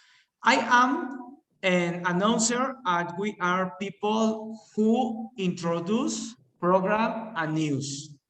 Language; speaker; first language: English; non-native, learner; Spanish